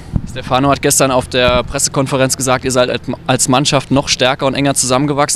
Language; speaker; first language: German; native; German